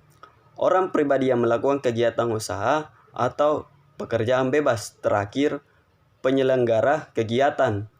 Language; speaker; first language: Indonesian; native; Indonesian